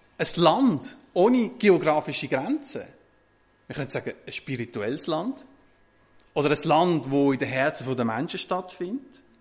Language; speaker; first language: German; native; German